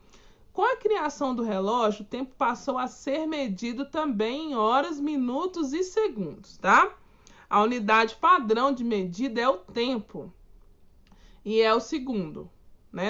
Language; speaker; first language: Portuguese; native; Portuguese